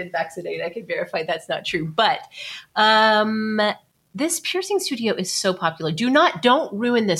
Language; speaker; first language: English; native; English